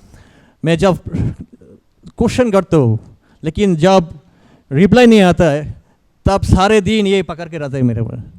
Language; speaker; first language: Hindi; non-native, learner; Bangla